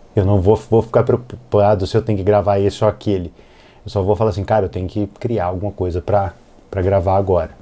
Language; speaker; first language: Portuguese; native; Portuguese